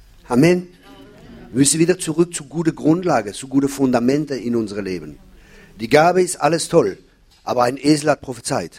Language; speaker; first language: German; non-native, fluent; French